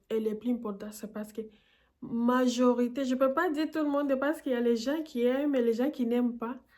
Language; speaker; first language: French; non-native, fluent; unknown